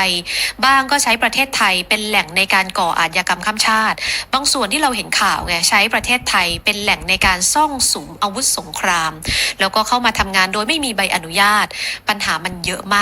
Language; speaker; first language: Thai; native; Thai